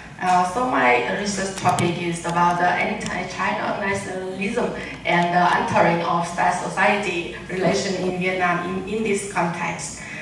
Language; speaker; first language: English; non-native, learner; Vietnamese